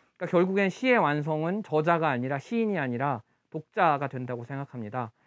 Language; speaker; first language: Korean; native; Korean